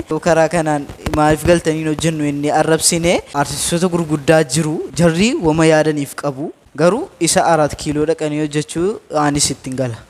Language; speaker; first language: Oromo; native; Oromo